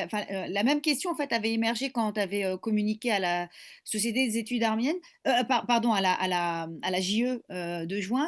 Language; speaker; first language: French; native; French